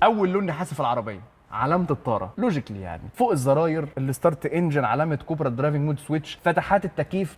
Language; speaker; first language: Arabic; native; Arabic